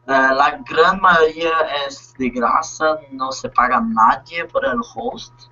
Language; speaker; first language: Spanish; non-native, learner; Portuguese